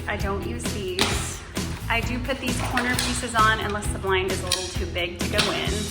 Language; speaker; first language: English; native; English